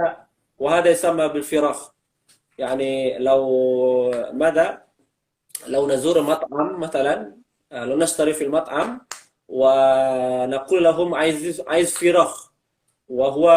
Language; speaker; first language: Arabic; non-native, fluent; Indonesian